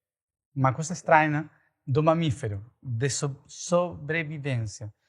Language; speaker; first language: Portuguese; non-native, fluent; Spanish